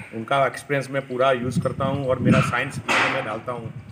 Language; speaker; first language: Hindi; non-native, local second language; Gujarati